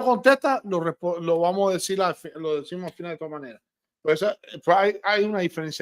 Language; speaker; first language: Spanish; early bilingual, heritage; Spanish